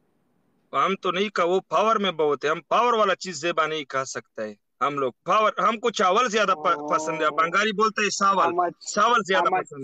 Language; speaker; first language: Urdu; non-native, local second language; Pashto